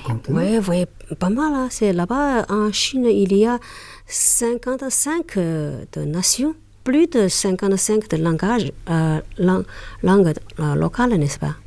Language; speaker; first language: French; non-native, learner; Chinese